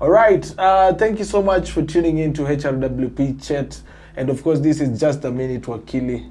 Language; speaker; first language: English; non-native, local second language; Swahili